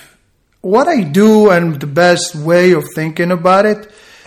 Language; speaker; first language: English; non-native, fluent; Arabic